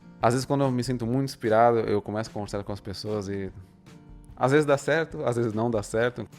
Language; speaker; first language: Portuguese; native; Portuguese